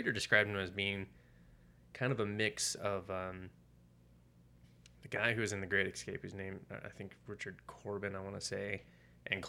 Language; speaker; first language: English; native; English